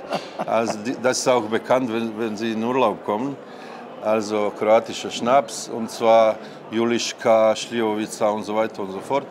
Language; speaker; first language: German; non-native, fluent; Croatian